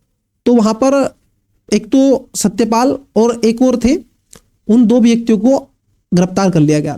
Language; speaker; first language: Hindi; native; Hindi